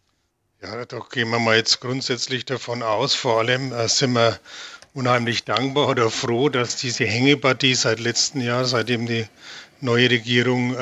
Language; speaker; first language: German; native; German